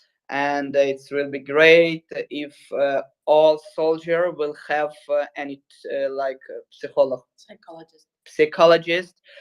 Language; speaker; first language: English; non-native, learner; Ukrainian